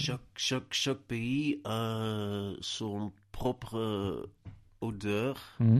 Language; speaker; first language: French; non-native, learner; Dutch